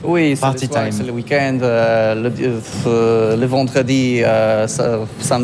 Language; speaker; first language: French; non-native, learner; Polish